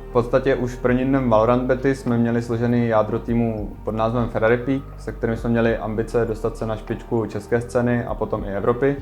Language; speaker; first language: Czech; native; Czech